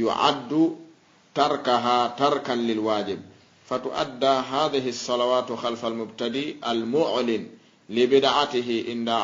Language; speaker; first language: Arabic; non-native, fluent; Fula